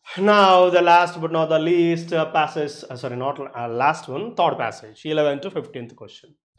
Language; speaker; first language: English; non-native, local second language; Telugu